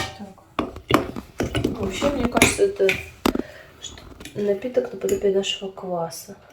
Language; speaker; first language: Russian; non-native, fluent; Ukrainian